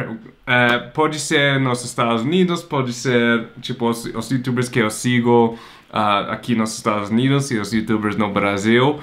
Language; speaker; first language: Portuguese; non-native, fluent; English